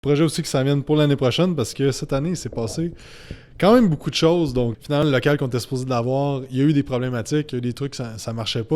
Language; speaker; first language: French; native; French